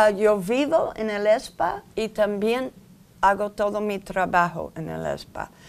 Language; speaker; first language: Spanish; non-native, fluent; English